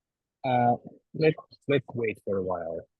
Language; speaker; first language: English; non-native, learner; Ukrainian